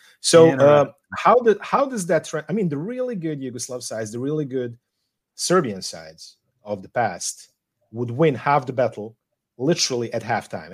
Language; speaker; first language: English; non-native, fluent; Serbian